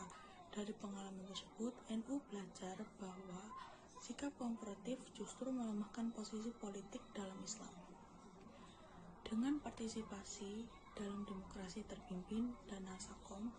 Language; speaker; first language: Indonesian; native; Indonesian